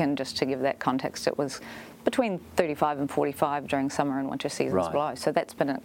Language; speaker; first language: English; native; English